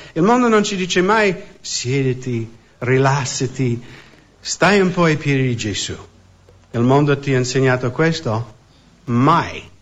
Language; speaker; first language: Italian; non-native, fluent; English